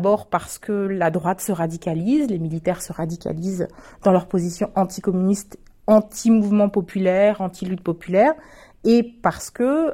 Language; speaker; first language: French; native; French